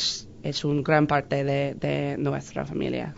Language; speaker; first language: Spanish; non-native, learner; English